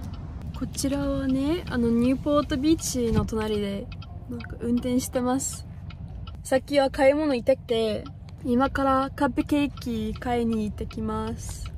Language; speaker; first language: Japanese; non-native, fluent; English